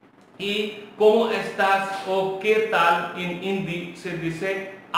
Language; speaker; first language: Spanish; non-native, local second language; Hindi